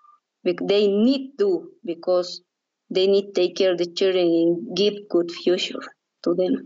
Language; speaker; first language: English; non-native, learner; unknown